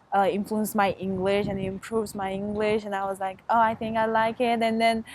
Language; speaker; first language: English; non-native, fluent; Mongolian